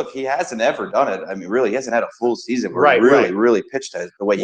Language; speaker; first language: English; native; English